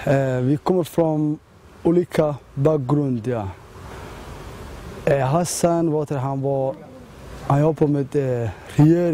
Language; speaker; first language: Swedish; non-native, learner; Somali